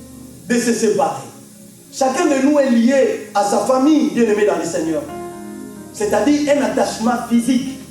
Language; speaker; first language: French; non-native, local second language; Lingala